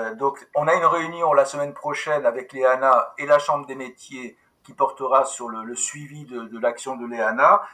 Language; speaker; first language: French; native; French